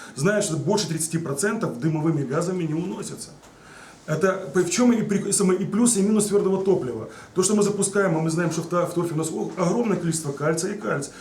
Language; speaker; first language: Russian; native; Russian